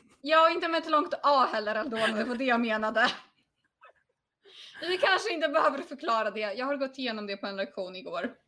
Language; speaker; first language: Swedish; non-native, fluent; Polish